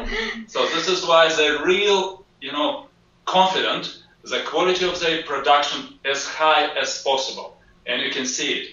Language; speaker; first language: English; non-native, fluent; Russian